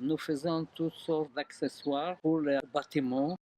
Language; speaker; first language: French; non-native, fluent; Hebrew